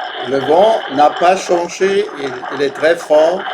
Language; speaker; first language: French; non-native, fluent; German